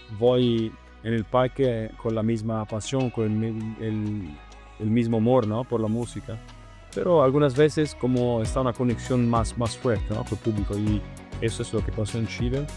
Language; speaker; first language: Spanish; non-native, learner; Italian